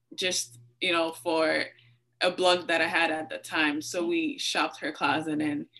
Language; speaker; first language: English; non-native, local second language; Yoruba